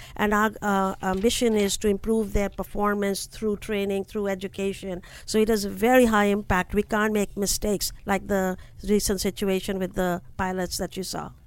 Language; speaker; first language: English; non-native, local second language; Hindi